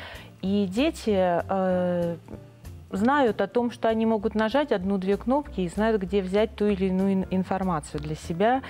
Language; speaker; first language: Russian; native; Russian